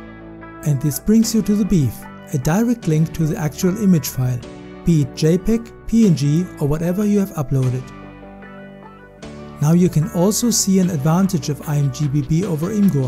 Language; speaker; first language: English; non-native, fluent; German